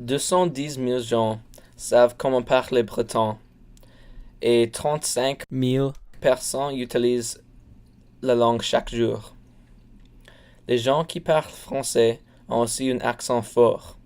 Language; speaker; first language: French; non-native, learner; English